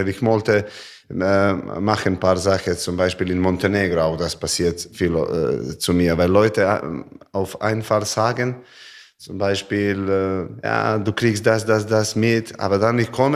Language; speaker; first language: German; non-native, learner; Serbian